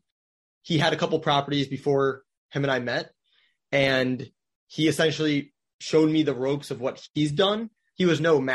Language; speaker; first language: English; native; English